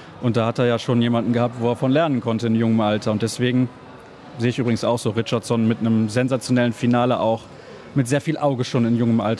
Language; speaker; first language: German; native; German